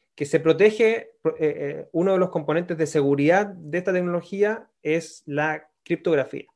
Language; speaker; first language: Spanish; native; Spanish